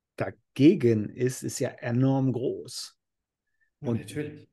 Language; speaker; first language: German; non-native, fluent; Spanish